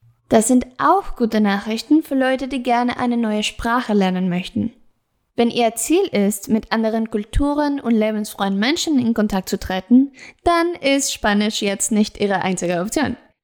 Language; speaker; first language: German; non-native, fluent; Spanish